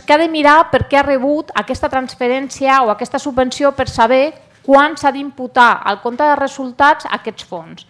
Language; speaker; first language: Catalan; native; Catalan